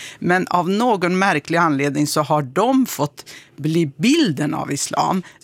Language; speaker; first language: Swedish; early bilingual, other home language; Kurdish